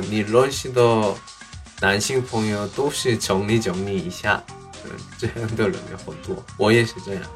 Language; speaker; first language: Chinese; non-native, learner; Korean